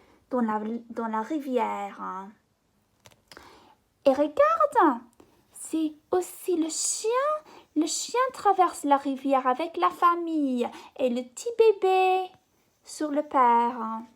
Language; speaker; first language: French; non-native, fluent; English